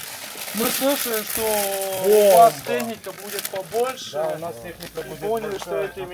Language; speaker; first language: Russian; non-native, fluent; Estonian